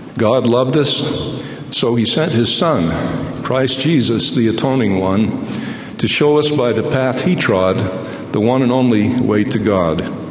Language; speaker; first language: English; native; English